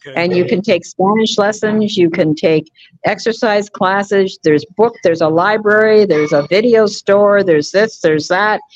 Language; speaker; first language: English; native; English